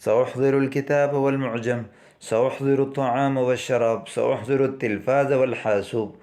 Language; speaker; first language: Arabic; non-native, fluent; Urdu